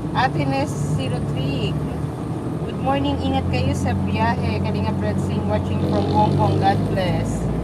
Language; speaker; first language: Filipino; native; Filipino